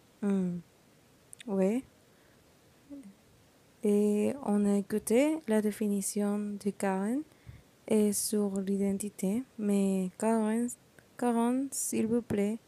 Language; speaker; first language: French; non-native, learner; Spanish